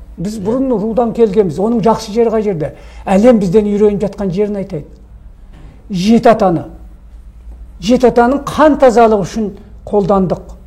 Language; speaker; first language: Kazakh; early bilingual, heritage; Kazakh